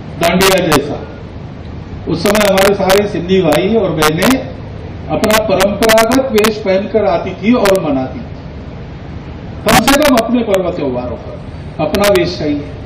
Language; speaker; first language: Hindi; non-native, local second language; Marathi